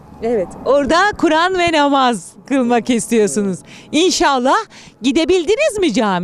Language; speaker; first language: Turkish; native; Turkish